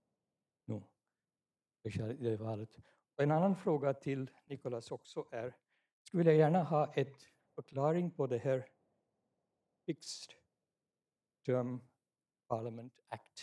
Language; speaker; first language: Swedish; non-native, fluent; English